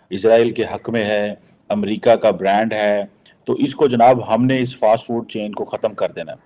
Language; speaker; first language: Urdu; non-native, local second language; Punjabi